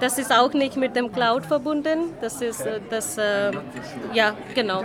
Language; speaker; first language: German; non-native, learner; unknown